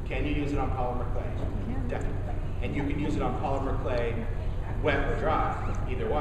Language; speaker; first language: English; native; English